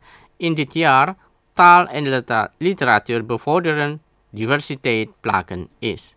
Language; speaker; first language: Dutch; non-native, learner; Indonesian